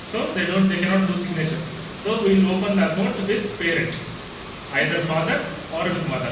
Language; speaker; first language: English; non-native, local second language; Telugu